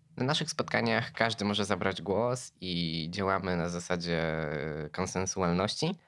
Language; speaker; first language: Polish; native; Polish